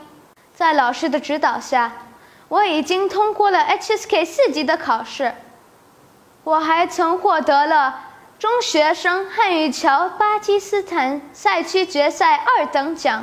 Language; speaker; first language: Chinese; early bilingual, other home language; Urdu